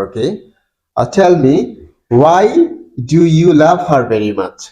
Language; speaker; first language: English; non-native, fluent; Bangla